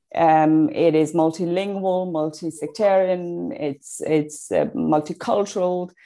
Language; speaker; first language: English; non-native, fluent; Persian